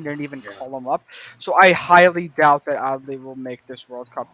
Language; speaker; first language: English; native; English